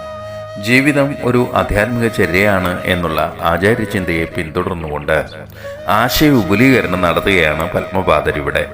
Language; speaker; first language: Malayalam; native; Malayalam